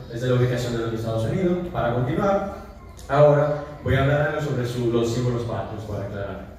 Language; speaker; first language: Spanish; early bilingual, heritage; Spanish